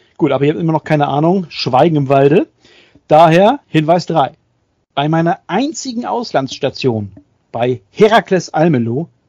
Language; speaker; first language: German; native; German